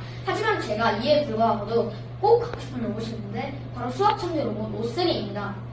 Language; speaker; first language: Korean; native; Korean